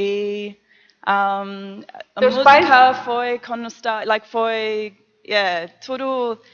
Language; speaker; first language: Portuguese; non-native, learner; English